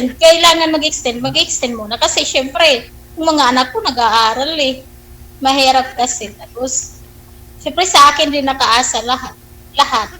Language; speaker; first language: Filipino; non-native, local second language; Waray